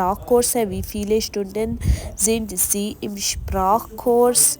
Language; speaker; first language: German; non-native, learner; Urdu